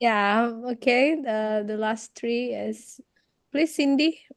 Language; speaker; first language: English; non-native, fluent; Indonesian